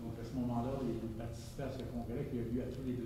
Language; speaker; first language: French; native; French